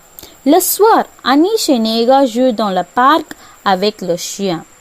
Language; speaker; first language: French; non-native, learner; Tamil